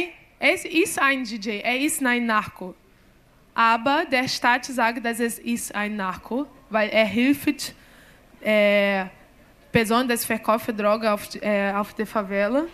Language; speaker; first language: German; non-native, learner; Portuguese